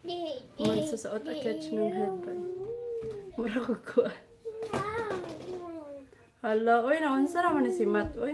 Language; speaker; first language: English; non-native, local second language; Cebuano